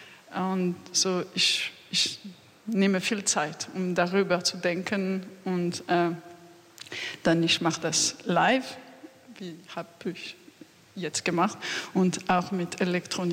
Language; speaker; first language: German; non-native, learner; French